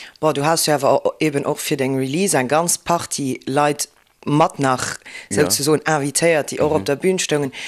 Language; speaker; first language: Luxembourgish; native; Luxembourgish